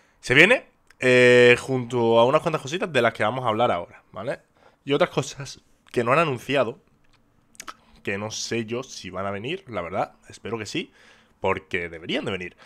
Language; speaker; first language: Spanish; native; Spanish